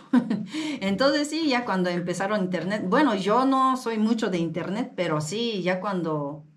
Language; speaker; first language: Spanish; non-native, learner; Japanese